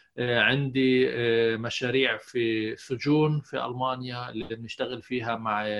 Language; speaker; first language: Arabic; native; Arabic